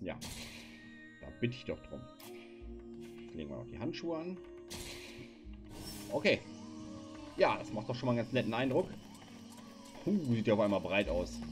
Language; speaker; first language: German; native; German